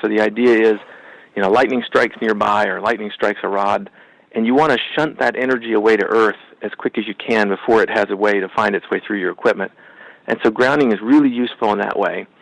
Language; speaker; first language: English; native; English